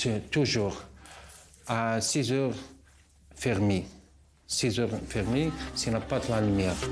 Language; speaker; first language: French; non-native, learner; Arabic